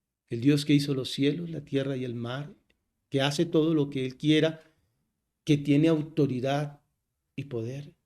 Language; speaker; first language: Spanish; native; Spanish